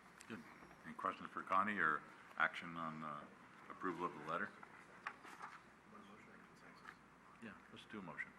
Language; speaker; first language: English; native; English